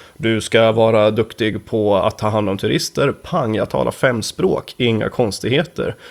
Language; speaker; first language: Swedish; native; Swedish